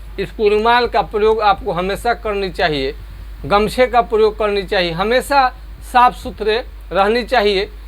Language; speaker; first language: Hindi; non-native, local second language; Bhojpuri